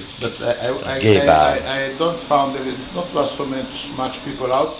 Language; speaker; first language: English; non-native, learner; Hungarian